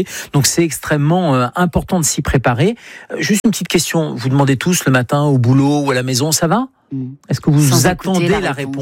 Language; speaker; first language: French; native; French